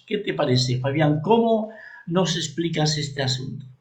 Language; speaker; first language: Spanish; native; Spanish